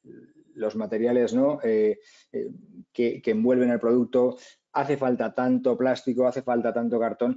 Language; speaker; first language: Spanish; native; Spanish